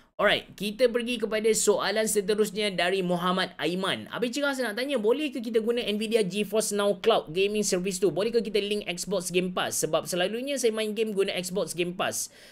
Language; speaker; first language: Malay; native; Malay